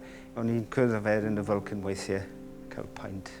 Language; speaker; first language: Welsh; non-native, local second language; English